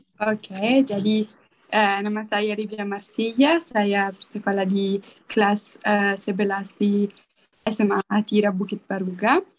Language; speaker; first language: Indonesian; non-native, learner; Italian